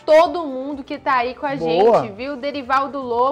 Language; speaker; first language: Portuguese; native; Portuguese